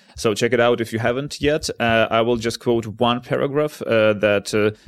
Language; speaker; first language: English; non-native, fluent; Ukrainian